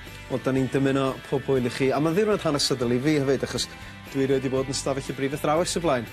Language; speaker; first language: Welsh; native; Welsh